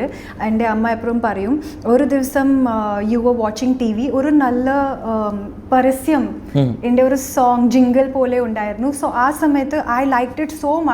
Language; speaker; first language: Malayalam; early bilingual, heritage; English